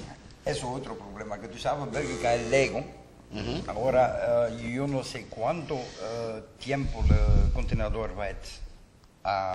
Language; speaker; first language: Spanish; non-native, learner; Dutch